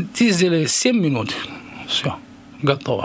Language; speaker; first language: Russian; non-native, learner; Italian